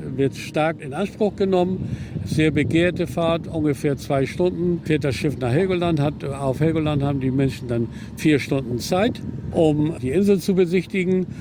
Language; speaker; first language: German; native; German